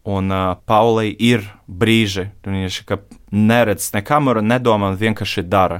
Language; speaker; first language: Latvian; non-native, local second language; Russian